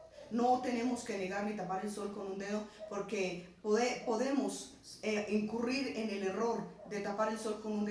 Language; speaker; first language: Spanish; native; Spanish